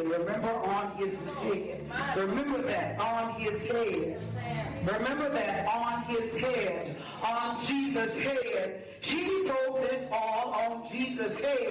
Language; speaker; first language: English; native; English